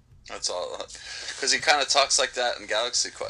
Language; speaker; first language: English; native; English